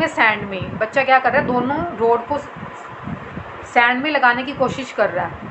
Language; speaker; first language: Hindi; native; Hindi